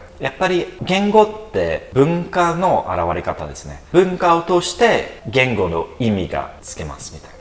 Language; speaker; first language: Japanese; non-native, fluent; French